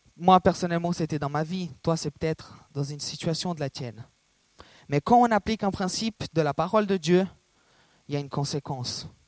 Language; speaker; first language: French; non-native, fluent; Portuguese